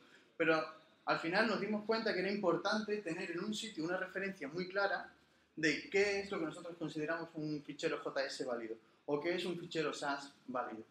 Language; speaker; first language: Spanish; native; Spanish